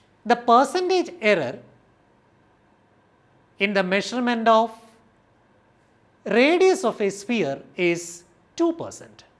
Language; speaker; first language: English; non-native, local second language; Malayalam